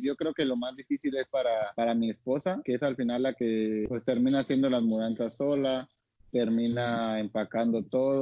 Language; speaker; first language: Spanish; native; Spanish